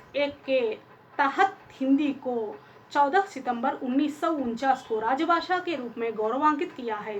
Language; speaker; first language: Hindi; non-native, local second language; Telugu